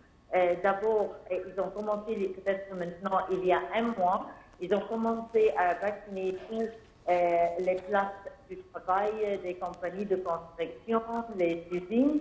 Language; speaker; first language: French; non-native, fluent; Arabic